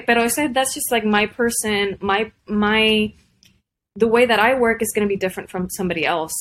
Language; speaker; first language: English; non-native, local second language; Spanish